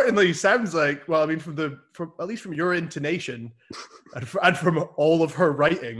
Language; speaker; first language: English; native; English